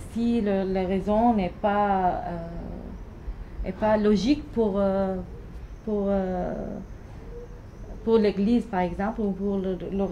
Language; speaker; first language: French; non-native, learner; Arabic